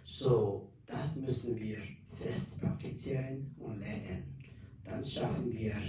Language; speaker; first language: German; non-native, learner; Tibetan